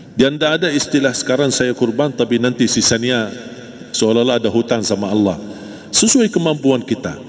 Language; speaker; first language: Malay; non-native, fluent; Arabic